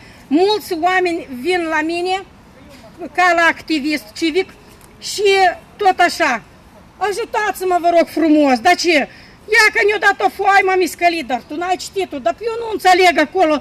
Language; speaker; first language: Romanian; non-native, local second language; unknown